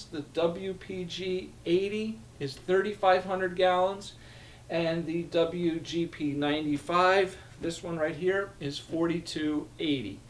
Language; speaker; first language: English; native; English